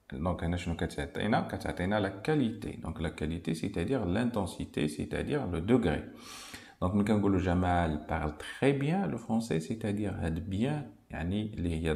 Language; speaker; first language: French; non-native, local second language; Arabic